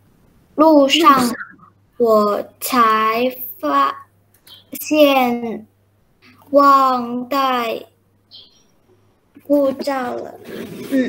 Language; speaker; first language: Chinese; non-native, learner; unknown